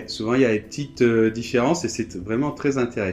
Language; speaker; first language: French; native; French